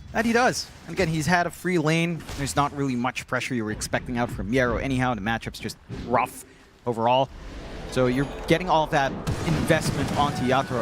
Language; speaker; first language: English; native; English